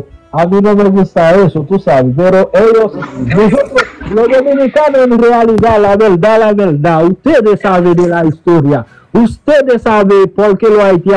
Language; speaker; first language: Spanish; non-native, fluent; Haitian Creole